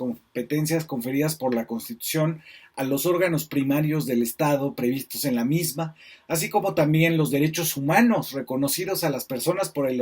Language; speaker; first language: Spanish; native; Spanish